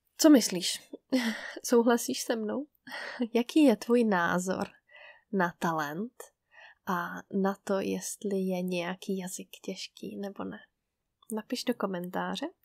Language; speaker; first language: Czech; native; Czech